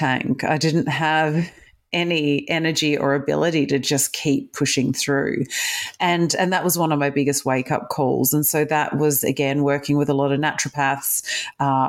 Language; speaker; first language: English; native; English